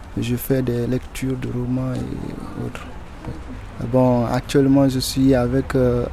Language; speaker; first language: French; non-native, local second language; Susu